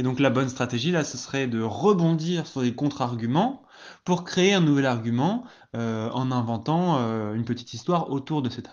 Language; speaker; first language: French; native; French